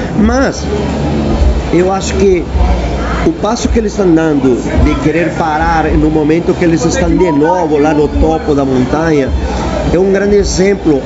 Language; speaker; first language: Portuguese; non-native, fluent; Spanish